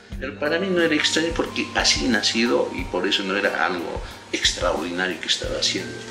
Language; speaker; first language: Spanish; non-native, local second language; Aymara